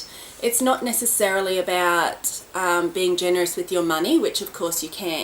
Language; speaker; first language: English; native; English